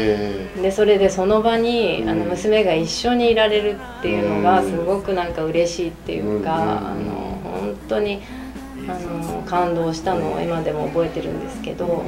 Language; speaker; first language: Japanese; native; Japanese